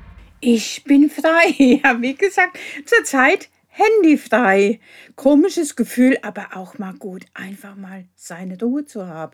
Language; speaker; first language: German; native; German